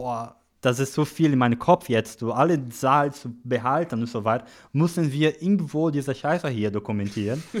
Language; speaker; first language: German; non-native, learner; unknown